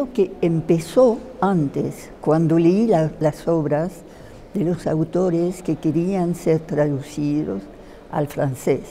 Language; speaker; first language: Spanish; non-native, fluent; French